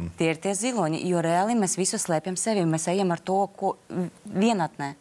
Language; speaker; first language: Latvian; non-native, local second language; Russian